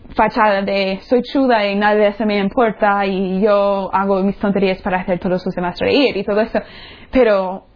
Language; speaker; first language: Spanish; non-native, fluent; English